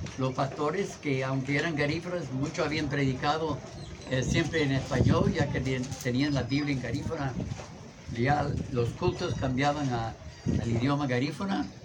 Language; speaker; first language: Spanish; non-native, fluent; English